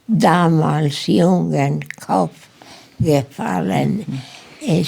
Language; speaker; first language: German; non-native, learner; Polish